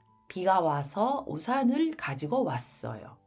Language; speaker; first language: Korean; early bilingual, heritage; Japanese